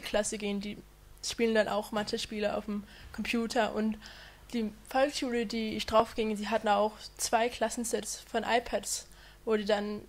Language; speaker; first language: German; non-native, fluent; Danish